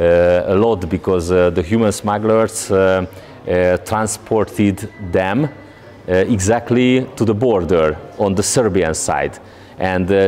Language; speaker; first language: English; non-native, learner; Hungarian